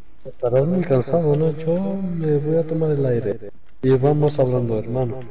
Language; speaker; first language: Spanish; native; Spanish